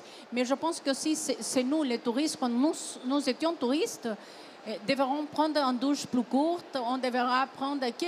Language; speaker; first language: French; non-native, fluent; Spanish